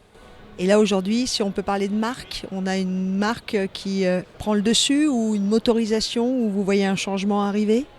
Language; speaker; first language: French; native; French